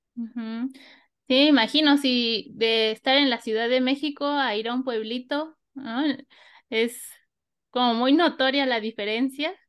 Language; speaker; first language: Spanish; native; Spanish